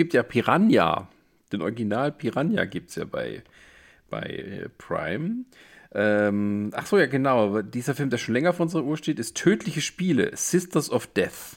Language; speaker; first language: German; native; German